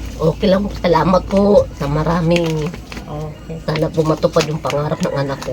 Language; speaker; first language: Filipino; non-native, local second language; Cebuano